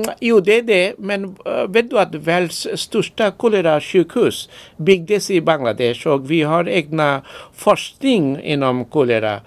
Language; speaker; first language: Swedish; non-native, fluent; Bangla